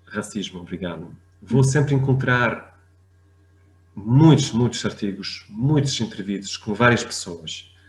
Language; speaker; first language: Portuguese; non-native, fluent; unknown